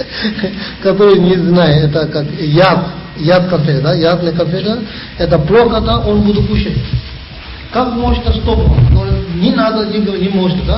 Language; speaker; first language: Russian; non-native, learner; Tibetan